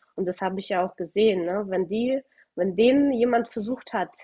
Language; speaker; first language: German; early bilingual, other home language; Russian